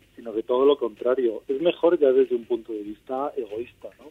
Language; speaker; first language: Spanish; native; Spanish